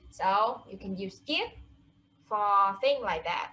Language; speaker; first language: English; non-native, fluent; Vietnamese